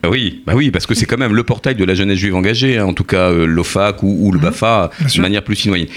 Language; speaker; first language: French; native; French